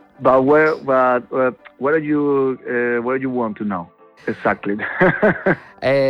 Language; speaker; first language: English; non-native, learner; Spanish